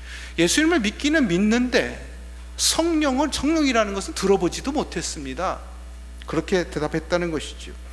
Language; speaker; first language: Korean; native; Korean